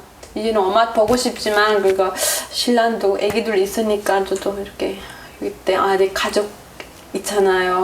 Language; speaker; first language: Korean; non-native, learner; Spanish